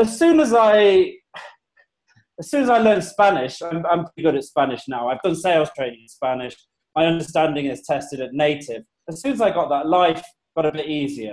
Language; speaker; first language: English; native; English